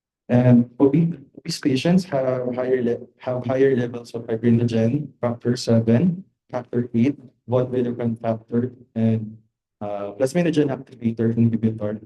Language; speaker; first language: English; non-native, local second language; Filipino